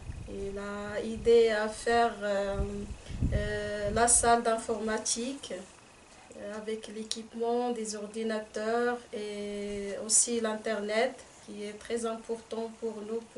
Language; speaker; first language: French; non-native, local second language; Arabic